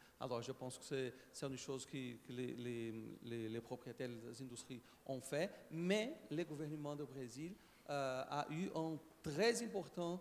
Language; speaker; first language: French; non-native, learner; Portuguese